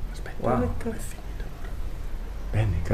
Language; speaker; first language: Italian; non-native, learner; English